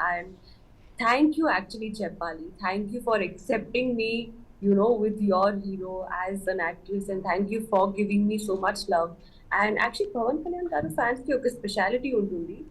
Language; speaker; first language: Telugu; non-native, learner; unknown